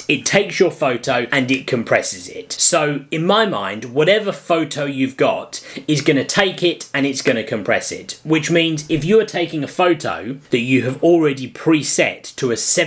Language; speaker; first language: English; native; English